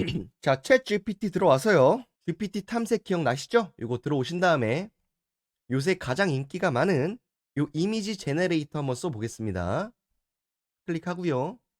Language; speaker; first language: Korean; native; Korean